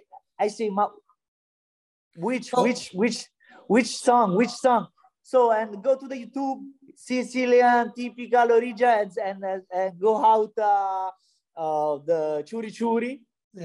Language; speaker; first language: English; non-native, learner; Italian